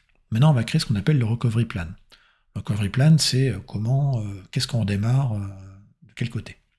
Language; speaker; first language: French; native; French